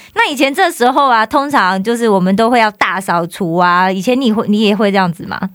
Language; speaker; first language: Chinese; native; Chinese